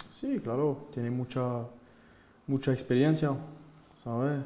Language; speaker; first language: Spanish; non-native, fluent; French